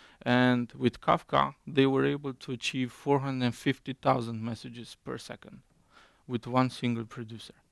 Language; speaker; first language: English; non-native, fluent; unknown